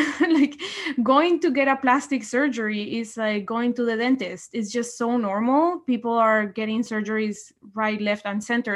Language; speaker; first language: English; non-native, fluent; Spanish